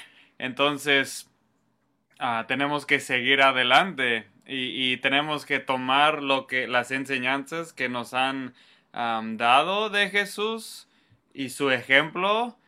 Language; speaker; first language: Spanish; non-native, fluent; English